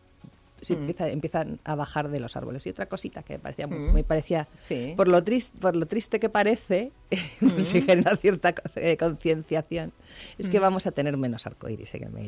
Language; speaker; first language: Spanish; native; Spanish